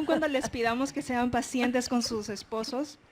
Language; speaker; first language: Spanish; native; Spanish